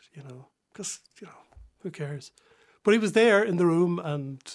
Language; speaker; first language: English; native; English